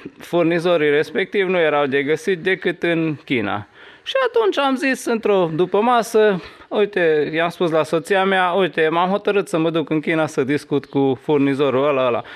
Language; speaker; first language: Romanian; non-native, local second language; Hungarian